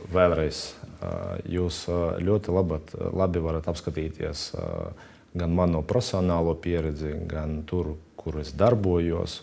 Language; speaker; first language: Latvian; native; Latvian